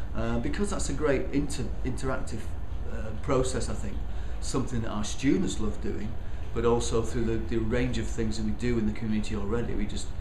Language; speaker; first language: English; native; English